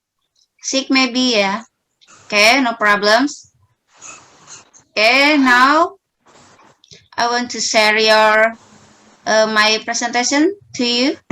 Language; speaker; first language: English; non-native, learner; Indonesian